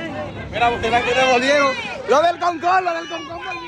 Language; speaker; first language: Spanish; native; Spanish